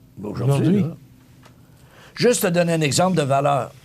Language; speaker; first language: French; native; French